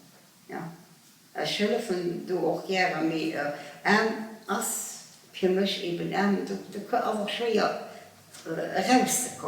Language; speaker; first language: German; non-native, local second language; Luxembourgish